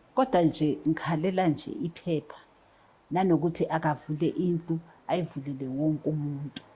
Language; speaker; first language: Zulu; native; Zulu